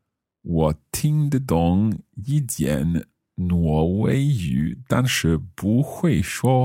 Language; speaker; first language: Chinese; non-native, learner; English